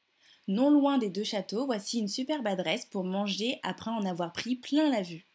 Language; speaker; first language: French; native; French